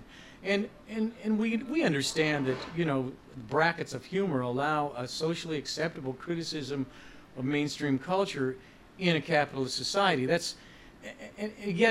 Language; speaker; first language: English; native; English